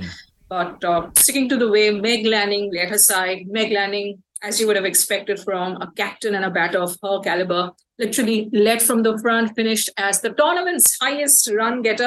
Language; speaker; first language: English; non-native, local second language; Bangla